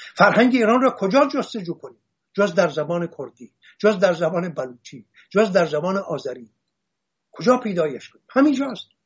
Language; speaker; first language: Persian; non-native, local second language; Assyrian Neo-Aramaic